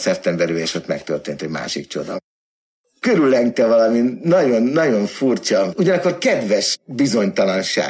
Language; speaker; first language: Hungarian; native; Hungarian